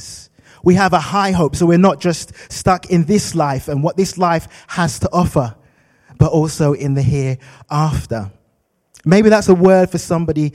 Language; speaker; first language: English; native; English